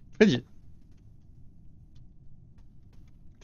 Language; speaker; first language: French; native; French